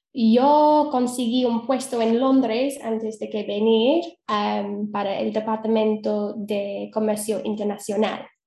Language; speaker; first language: Spanish; non-native, fluent; English